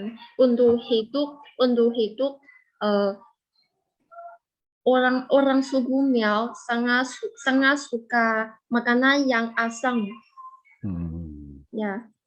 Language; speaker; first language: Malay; non-native, fluent; Chinese